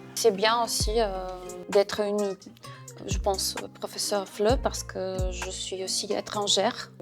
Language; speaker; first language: French; non-native, fluent; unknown